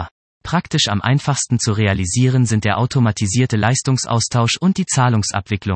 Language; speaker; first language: German; native; German